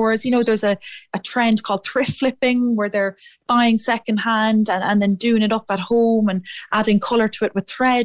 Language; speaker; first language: English; native; English